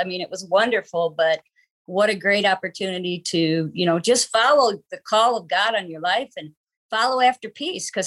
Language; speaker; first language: English; native; English